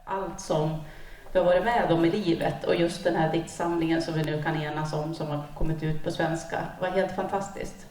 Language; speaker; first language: Swedish; native; Swedish